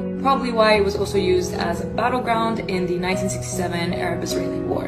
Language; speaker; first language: English; native; English